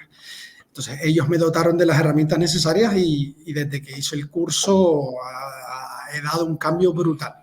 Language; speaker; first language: Spanish; native; Spanish